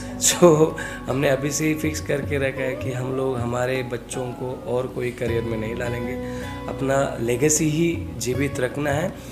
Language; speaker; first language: Hindi; non-native, local second language; Marathi